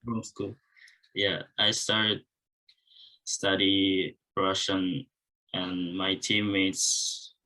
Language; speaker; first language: English; non-native, learner; Japanese